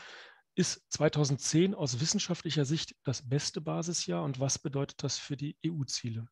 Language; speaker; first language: German; native; German